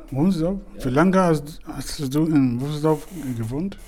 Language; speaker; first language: German; non-native, learner; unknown